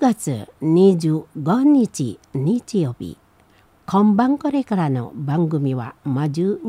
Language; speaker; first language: Japanese; non-native, learner; Indonesian